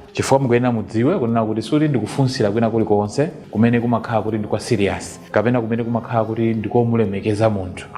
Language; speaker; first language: Nyanja; native; Nyanja